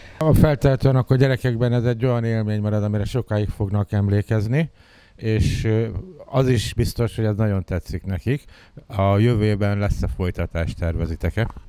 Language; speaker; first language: Hungarian; native; Hungarian